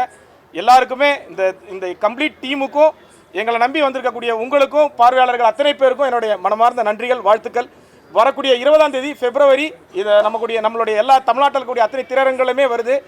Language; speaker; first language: Tamil; native; Tamil